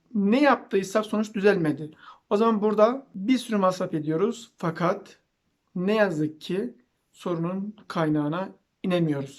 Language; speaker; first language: Turkish; native; Turkish